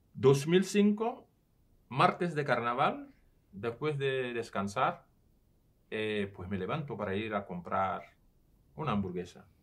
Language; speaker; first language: Spanish; non-native, fluent; Serer